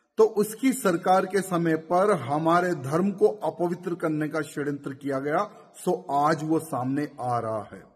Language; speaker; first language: Hindi; native; Hindi